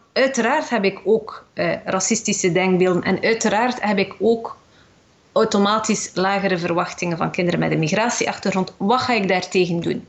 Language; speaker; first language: Dutch; early bilingual, other home language; Arabic